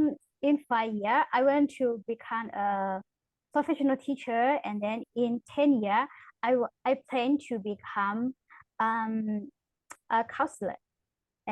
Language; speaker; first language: English; non-native, learner; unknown